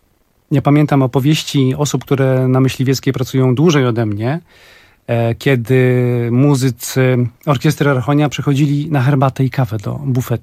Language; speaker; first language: Polish; native; Polish